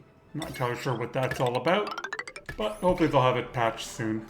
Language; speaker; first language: English; native; English